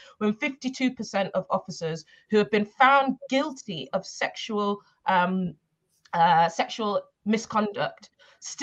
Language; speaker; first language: English; native; English